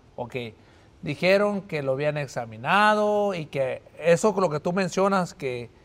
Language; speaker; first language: Spanish; native; Spanish